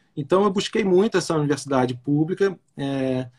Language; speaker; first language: Portuguese; native; Portuguese